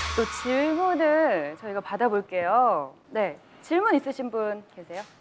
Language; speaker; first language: Korean; native; Korean